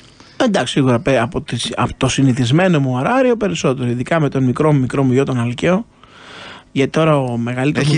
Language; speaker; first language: Greek; native; Greek